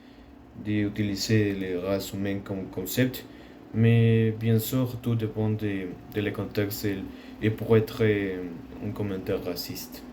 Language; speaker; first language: French; non-native, learner; Spanish